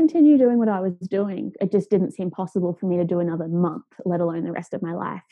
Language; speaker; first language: English; native; English